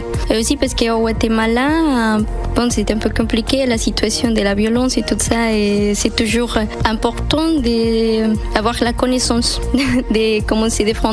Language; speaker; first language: French; non-native, fluent; Spanish